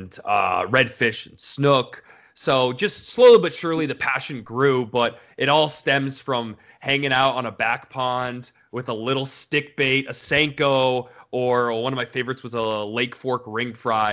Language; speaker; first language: English; native; English